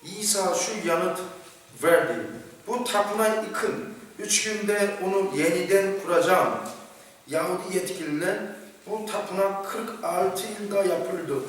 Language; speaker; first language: Turkish; non-native, fluent; Korean